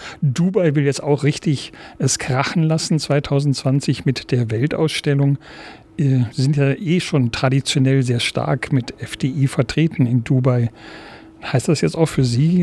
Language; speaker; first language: German; native; German